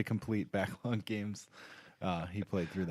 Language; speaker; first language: English; native; English